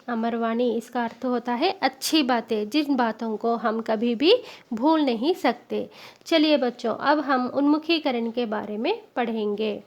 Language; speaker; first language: Hindi; non-native, local second language; Telugu